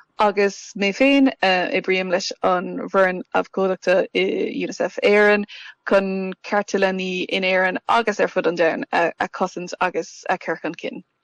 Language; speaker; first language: Irish; non-native, local second language; English